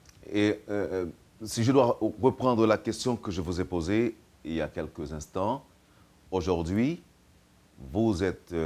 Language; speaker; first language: French; native; French